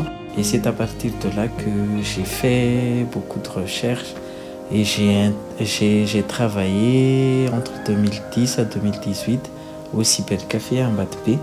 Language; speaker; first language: French; non-native, local second language; Malagasy